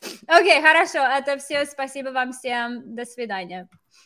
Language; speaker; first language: Russian; non-native, fluent; English